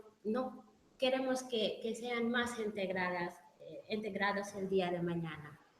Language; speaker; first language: Spanish; non-native, fluent; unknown